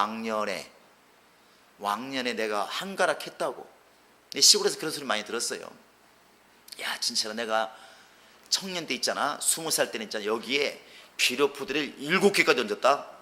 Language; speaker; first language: Korean; native; Korean